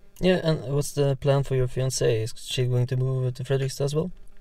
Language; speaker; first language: English; non-native, learner; Norwegian